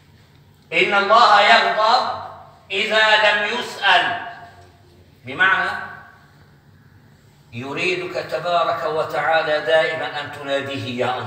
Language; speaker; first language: Arabic; native; Arabic